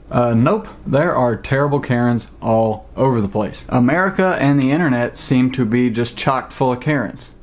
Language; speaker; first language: English; native; English